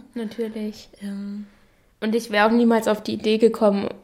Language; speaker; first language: German; non-native, local second language; Danish